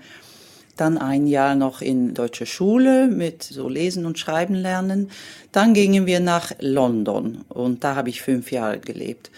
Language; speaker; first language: German; non-native, fluent; Swedish